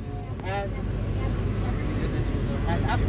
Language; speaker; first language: English; non-native, learner; Thai